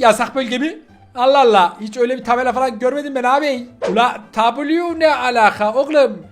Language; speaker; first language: Turkish; native; Turkish